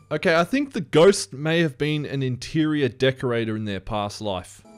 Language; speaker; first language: English; native; English